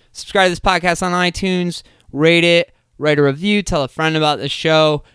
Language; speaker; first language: English; native; English